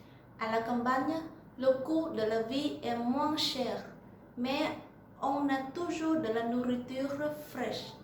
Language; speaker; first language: French; non-native, learner; Vietnamese